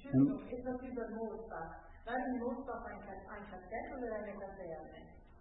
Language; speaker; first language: German; non-native, fluent; Italian